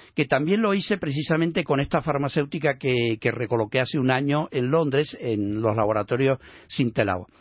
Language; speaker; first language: Spanish; native; Spanish